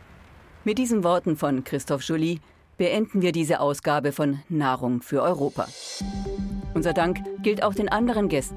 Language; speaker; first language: German; native; German